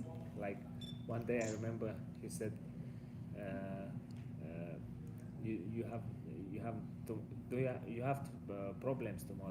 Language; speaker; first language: English; non-native, learner; Russian